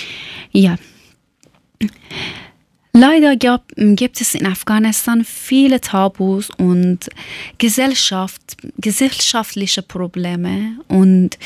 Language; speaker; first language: German; non-native, learner; Persian